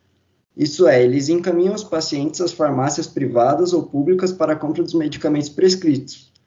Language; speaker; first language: Portuguese; native; Portuguese